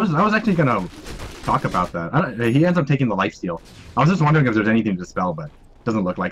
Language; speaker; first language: English; native; English